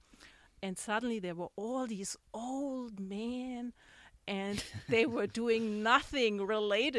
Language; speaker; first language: English; non-native, fluent; German